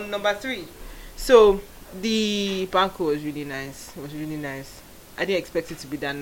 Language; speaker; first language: English; non-native, local second language; Igbo